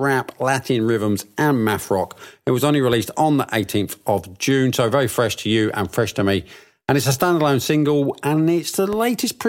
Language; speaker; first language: English; native; English